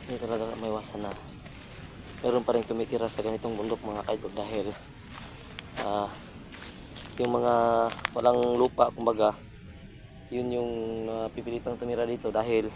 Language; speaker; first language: Filipino; non-native, local second language; Cebuano